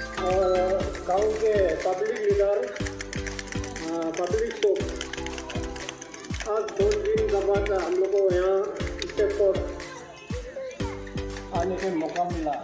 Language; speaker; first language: Hindi; non-native, local second language; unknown